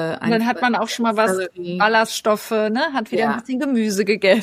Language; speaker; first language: German; native; German